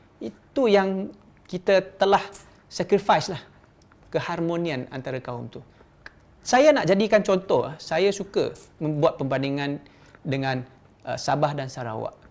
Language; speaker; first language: Malay; non-native, local second language; Chinese